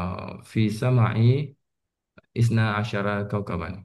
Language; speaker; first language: Arabic; non-native, learner; Indonesian